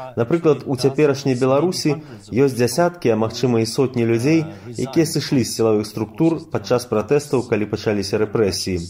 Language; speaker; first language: Belarusian; native; Belarusian